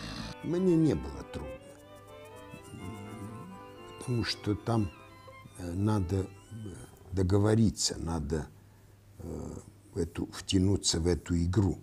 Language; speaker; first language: Russian; non-native, local second language; Armenian